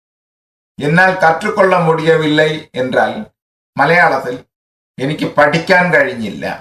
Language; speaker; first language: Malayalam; non-native, fluent; Tamil